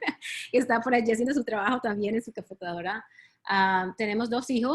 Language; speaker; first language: Spanish; early bilingual, heritage; Spanish